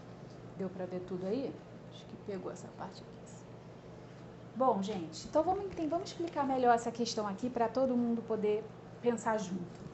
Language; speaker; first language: Portuguese; native; Portuguese